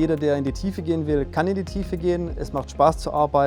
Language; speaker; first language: German; native; German